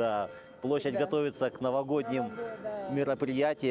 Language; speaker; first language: Russian; native; Russian